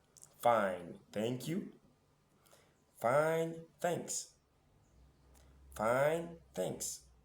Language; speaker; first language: English; non-native, fluent; French